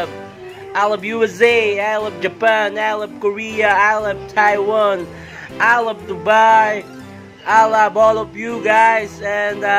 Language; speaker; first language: English; non-native, local second language; Filipino